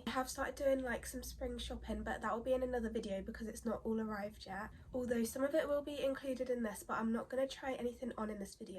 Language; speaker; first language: English; native; English